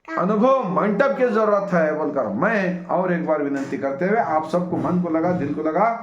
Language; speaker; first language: Hindi; non-native, local second language; Kannada